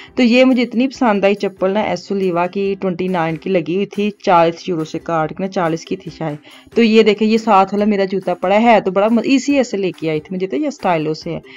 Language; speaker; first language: Urdu; non-native, local second language; Punjabi